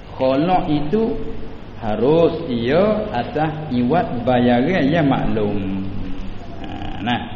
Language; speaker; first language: Malay; native; Malay